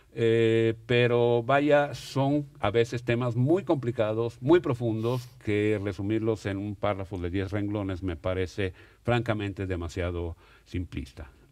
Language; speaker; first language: Spanish; non-native, fluent; Italian